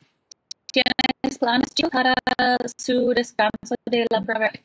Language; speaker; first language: Spanish; non-native, learner; English